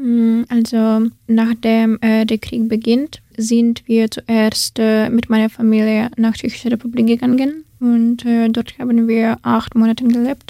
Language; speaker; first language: German; non-native, learner; Ukrainian